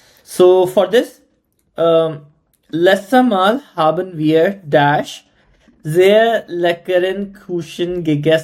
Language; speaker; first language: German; non-native, learner; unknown